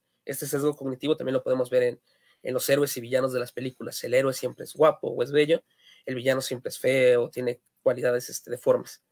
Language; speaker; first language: Spanish; native; Spanish